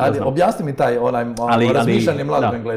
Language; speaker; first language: Croatian; native; Croatian